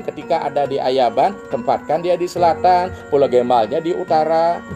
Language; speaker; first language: Indonesian; non-native, local second language; Balinese